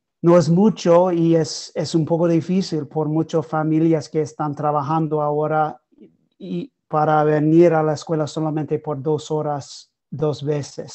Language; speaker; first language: Spanish; non-native, learner; English